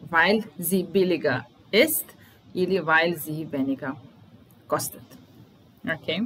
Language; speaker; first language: German; non-native, fluent; Serbian